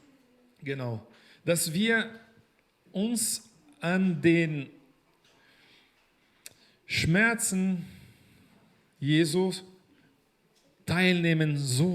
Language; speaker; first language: German; non-native, fluent; Portuguese